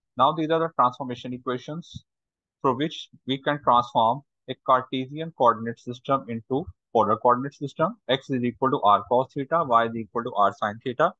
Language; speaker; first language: English; non-native, local second language; Urdu